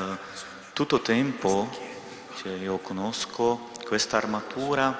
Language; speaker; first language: Italian; non-native, learner; Russian